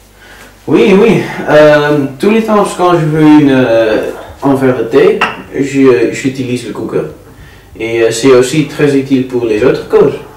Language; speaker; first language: French; non-native, learner; Dutch